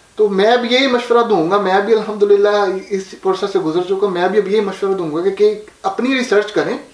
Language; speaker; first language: Urdu; non-native, local second language; Punjabi